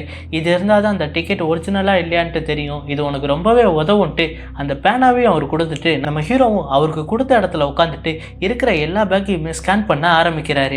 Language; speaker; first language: Tamil; native; Tamil